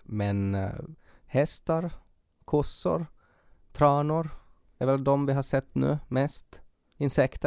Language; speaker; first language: Swedish; native; Swedish